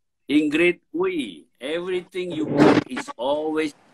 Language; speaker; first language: English; non-native, fluent; Indonesian